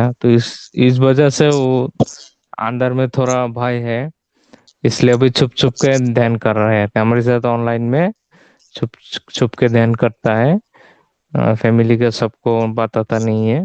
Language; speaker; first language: Hindi; non-native, local second language; Bangla